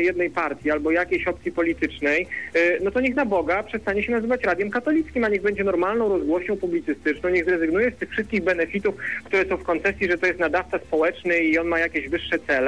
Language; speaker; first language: Polish; native; Polish